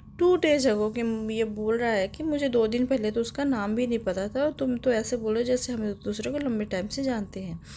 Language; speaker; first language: Hindi; native; Hindi